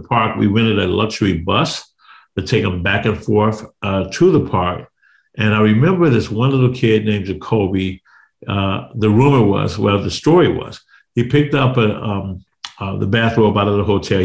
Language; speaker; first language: English; native; English